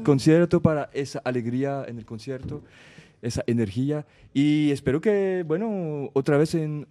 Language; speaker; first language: Spanish; non-native, fluent; French